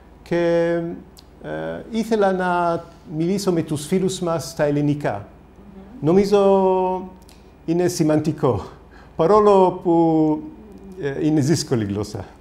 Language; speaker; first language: Greek; non-native, learner; Hebrew